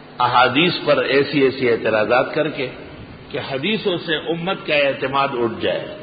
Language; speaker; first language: Urdu; non-native, local second language; Pashto